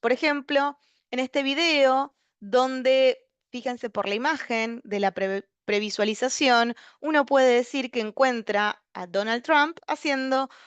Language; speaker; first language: Spanish; native; Spanish